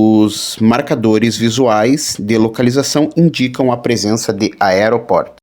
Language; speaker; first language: Portuguese; native; Portuguese